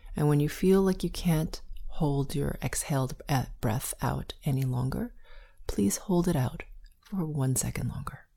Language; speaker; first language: English; native; English